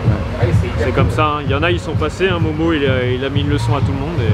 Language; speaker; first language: French; native; French